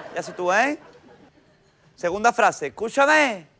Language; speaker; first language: Spanish; native; Spanish